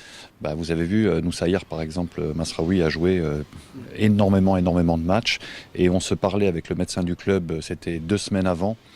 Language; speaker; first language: French; native; French